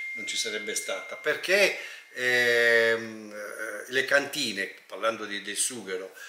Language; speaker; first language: Italian; native; Italian